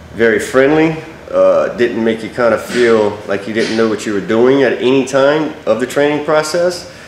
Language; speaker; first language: English; native; English